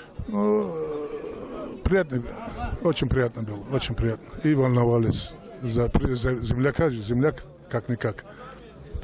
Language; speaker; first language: Russian; non-native, local second language; Avaric